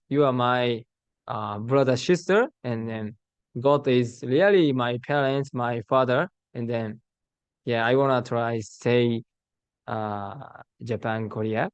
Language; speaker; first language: English; non-native, learner; Japanese